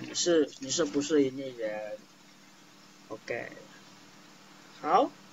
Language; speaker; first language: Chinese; non-native, fluent; Indonesian